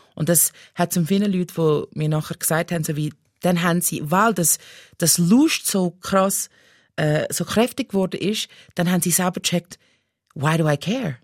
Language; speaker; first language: German; non-native, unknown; English